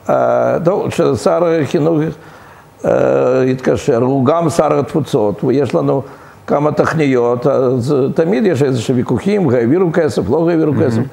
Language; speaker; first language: Hebrew; non-native, fluent; Russian